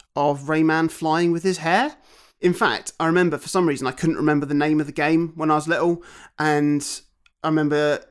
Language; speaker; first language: English; native; English